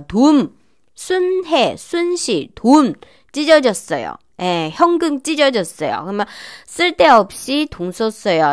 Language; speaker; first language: Korean; non-native, learner; Chinese